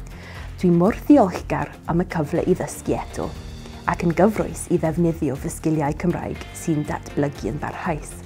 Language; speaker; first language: Welsh; non-native, learner; English